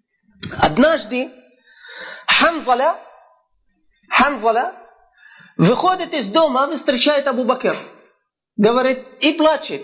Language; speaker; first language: Russian; non-native, fluent; Arabic